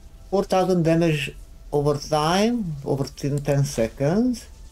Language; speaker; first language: English; non-native, fluent; Romanian